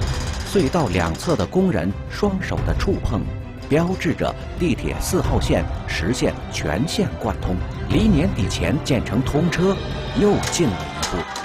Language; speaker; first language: Chinese; native; Chinese